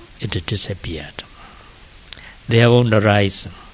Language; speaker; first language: English; non-native, fluent; Burmese